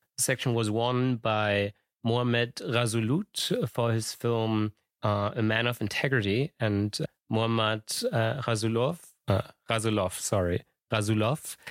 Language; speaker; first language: English; non-native, fluent; German